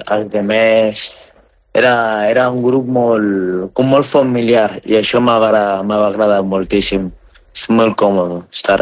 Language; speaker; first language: Catalan; non-native, fluent; Arabic